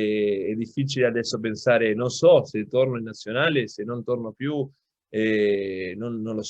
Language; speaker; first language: Italian; non-native, local second language; Spanish